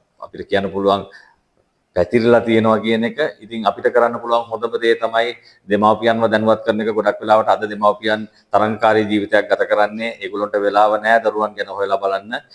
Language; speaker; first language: Sinhala; native; Sinhala